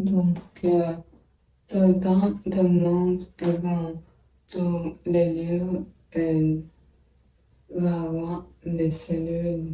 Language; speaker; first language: French; non-native, learner; Chinese